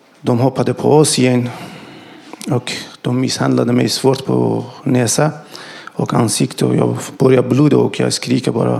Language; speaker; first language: Swedish; non-native, learner; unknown